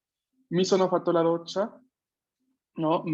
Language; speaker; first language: Italian; non-native, fluent; Spanish